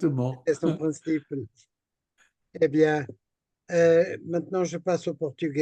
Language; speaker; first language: French; non-native, fluent; Portuguese